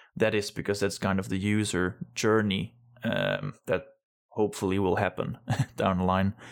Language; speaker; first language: English; non-native, fluent; Dutch